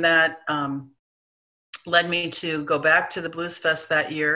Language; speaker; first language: English; native; English